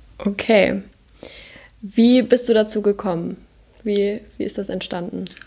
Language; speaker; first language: German; native; German